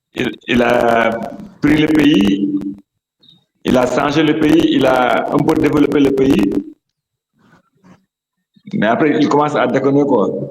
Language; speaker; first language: French; non-native, fluent; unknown